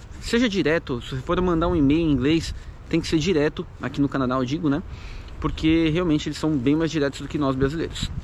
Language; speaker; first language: Portuguese; native; Portuguese